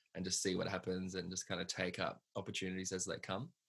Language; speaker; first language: English; native; English